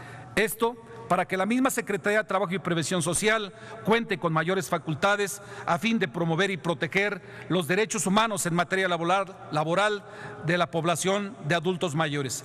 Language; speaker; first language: Spanish; native; Spanish